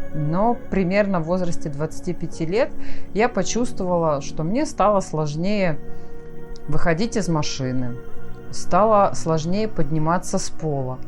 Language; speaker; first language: Russian; native; Russian